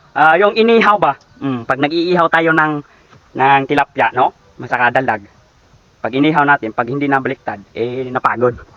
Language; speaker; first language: Filipino; non-native, local second language; Cebuano